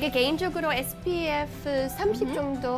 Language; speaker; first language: Korean; non-native, fluent; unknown